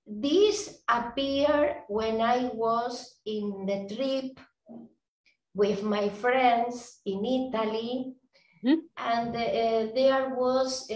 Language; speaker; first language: English; non-native, learner; Spanish